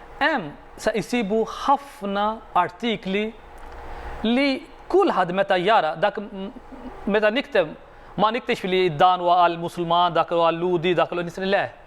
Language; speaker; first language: Maltese; non-native, fluent; Arabic